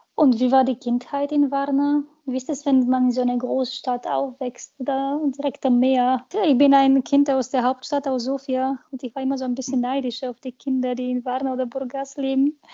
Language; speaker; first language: German; non-native, fluent; Bulgarian